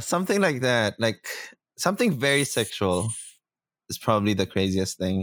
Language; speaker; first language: English; non-native, local second language; Filipino